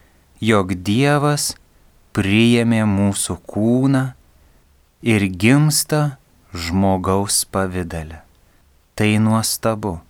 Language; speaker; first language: Lithuanian; native; Lithuanian